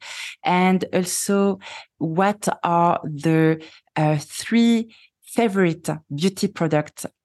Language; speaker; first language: English; non-native, fluent; French